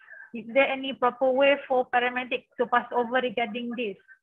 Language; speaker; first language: English; non-native, local second language; Malay